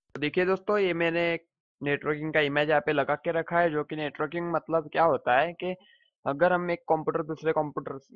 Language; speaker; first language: Hindi; native; Hindi